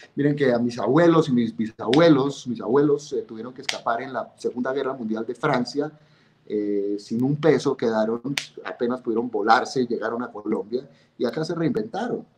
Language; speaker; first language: Spanish; native; Spanish